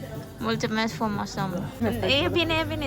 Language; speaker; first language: Romanian; non-native, learner; Sinhala